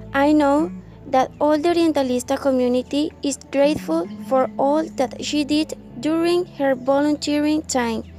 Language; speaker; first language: English; non-native, fluent; Spanish